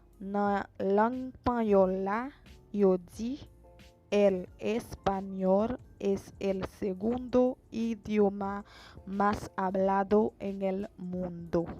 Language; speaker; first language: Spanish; non-native, fluent; Haitian Creole